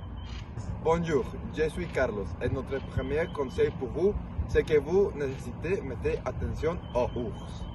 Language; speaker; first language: French; non-native, learner; Spanish